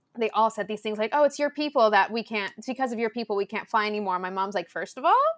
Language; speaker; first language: English; early bilingual, other home language; Spanish